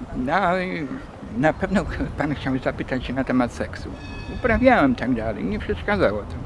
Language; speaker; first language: Polish; native; Polish